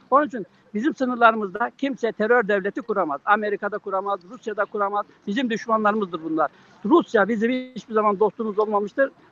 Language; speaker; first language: Turkish; native; Turkish